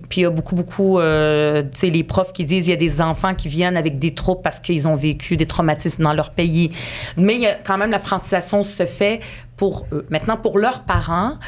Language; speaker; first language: French; early bilingual, other home language; Arabic